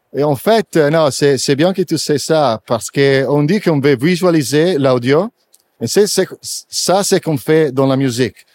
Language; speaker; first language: French; non-native, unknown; Italian